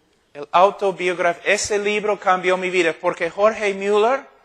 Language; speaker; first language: Spanish; non-native, fluent; English